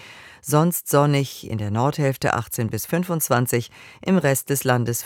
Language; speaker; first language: German; native; German